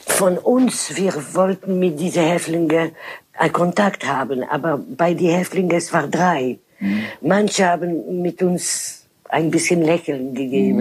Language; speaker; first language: German; non-native, fluent; French